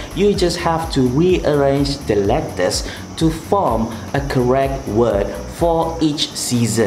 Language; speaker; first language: English; non-native, local second language; Malay